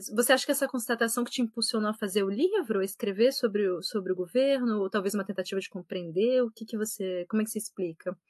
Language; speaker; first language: Portuguese; native; Portuguese